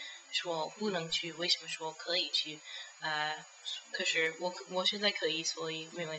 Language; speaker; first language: Chinese; non-native, learner; English